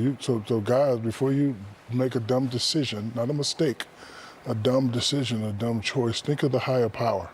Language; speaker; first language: English; native; English